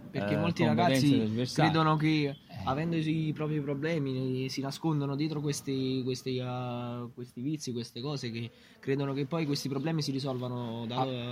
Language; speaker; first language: Italian; native; Italian